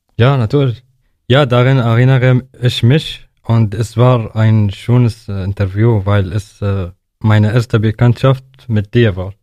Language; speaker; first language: German; non-native, learner; Arabic